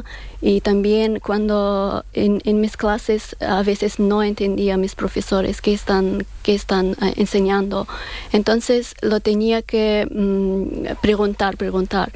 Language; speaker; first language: Spanish; non-native, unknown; Persian